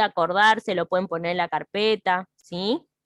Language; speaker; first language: Spanish; native; Spanish